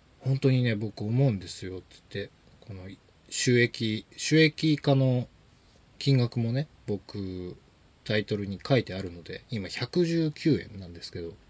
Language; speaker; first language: Japanese; native; Japanese